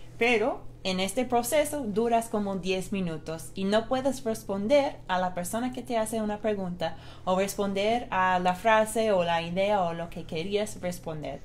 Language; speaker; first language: Spanish; non-native, fluent; English